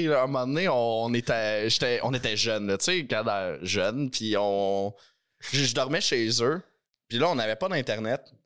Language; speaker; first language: French; native; French